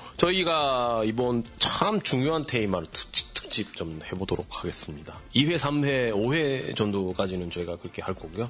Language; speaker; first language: Korean; non-native, fluent; Japanese